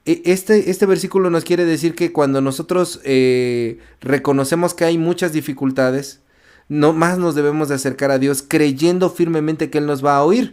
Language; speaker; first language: Spanish; native; Spanish